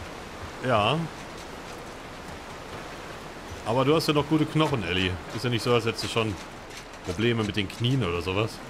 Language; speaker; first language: German; native; German